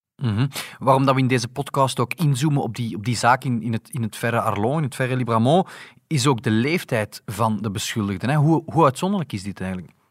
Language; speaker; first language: Dutch; native; Dutch